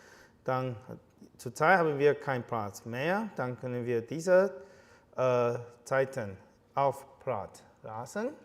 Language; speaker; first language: German; non-native, fluent; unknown